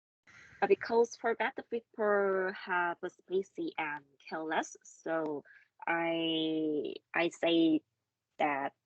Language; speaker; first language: English; non-native, learner; Korean